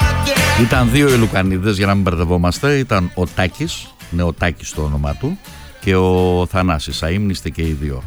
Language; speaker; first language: Greek; native; Greek